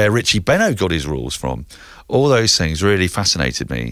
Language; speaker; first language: English; native; English